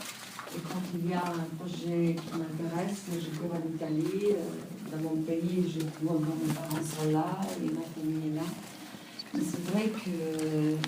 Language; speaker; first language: French; non-native, fluent; Italian